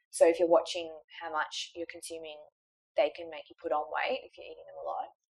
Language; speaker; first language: English; native; English